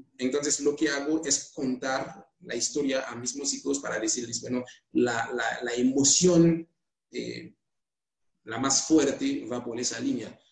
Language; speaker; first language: Spanish; non-native, fluent; Haitian Creole